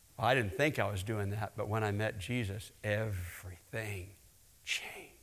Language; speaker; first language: English; native; English